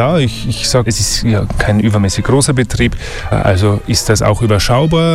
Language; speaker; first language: German; native; German